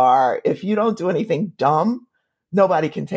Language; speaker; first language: English; native; English